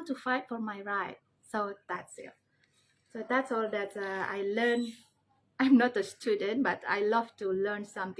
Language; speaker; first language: English; non-native, learner; Indonesian